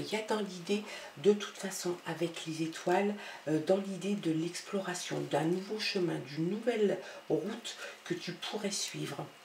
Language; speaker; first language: French; native; French